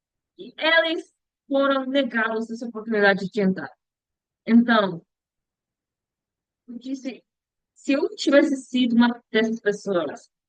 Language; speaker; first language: Portuguese; non-native, learner; Spanish